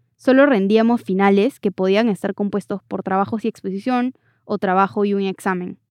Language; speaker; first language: Spanish; native; Spanish